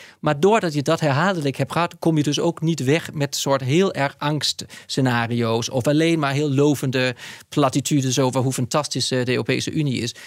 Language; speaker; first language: Dutch; non-native, fluent; Danish